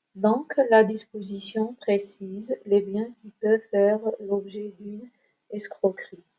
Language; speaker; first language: French; non-native, local second language; Arabic